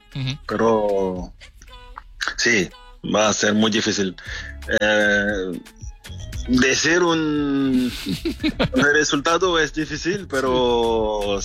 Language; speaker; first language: Spanish; non-native, fluent; French